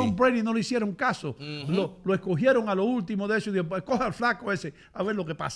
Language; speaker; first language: Spanish; native; Spanish